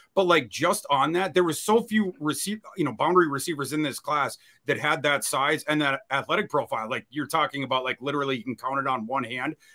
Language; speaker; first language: English; native; English